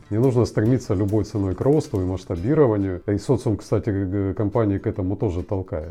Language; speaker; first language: Russian; native; Russian